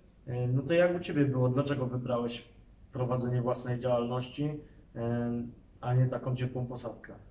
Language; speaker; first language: Polish; native; Polish